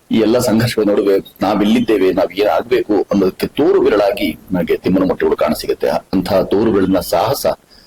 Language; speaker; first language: Kannada; native; Kannada